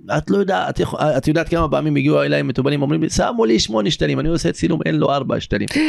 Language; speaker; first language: Hebrew; non-native, local second language; Arabic